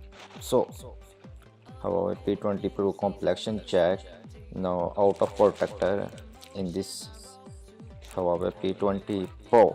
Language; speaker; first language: English; non-native, learner; Urdu